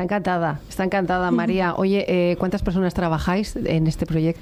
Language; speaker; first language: Spanish; native; Spanish